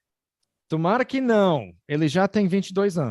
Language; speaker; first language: Portuguese; non-native, fluent; English